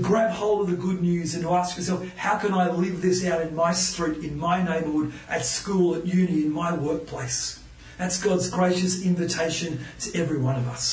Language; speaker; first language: English; native; English